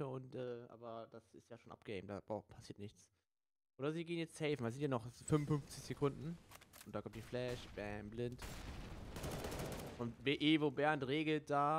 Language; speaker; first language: German; native; German